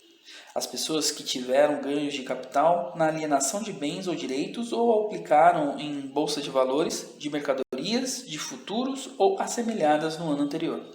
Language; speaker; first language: Portuguese; native; Portuguese